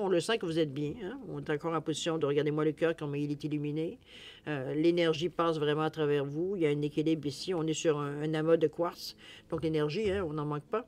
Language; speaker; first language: French; native; French